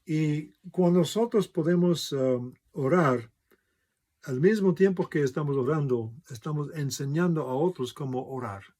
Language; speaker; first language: Spanish; non-native, fluent; English